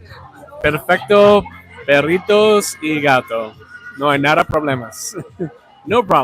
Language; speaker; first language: Spanish; non-native, learner; English